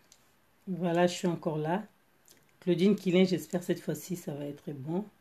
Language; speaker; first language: French; non-native, local second language; Lingala